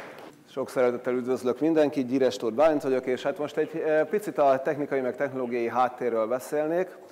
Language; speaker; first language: Hungarian; native; Hungarian